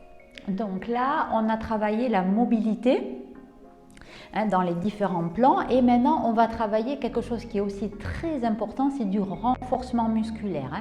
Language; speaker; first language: French; native; French